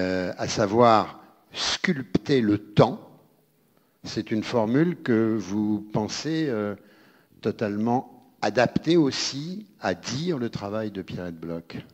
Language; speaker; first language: French; native; French